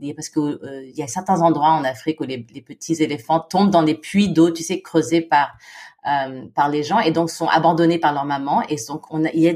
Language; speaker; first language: French; non-native, fluent; Filipino